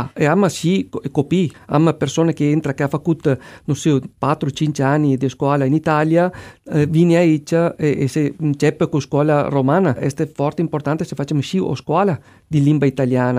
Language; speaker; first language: Romanian; non-native, learner; Italian